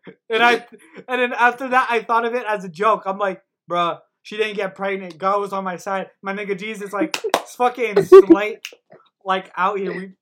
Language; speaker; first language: English; early bilingual, other home language; Spanish